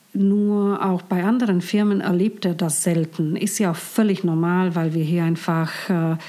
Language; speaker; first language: German; non-native, fluent; Slovak